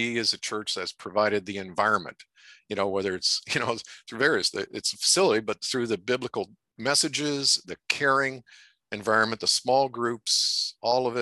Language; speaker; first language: English; native; English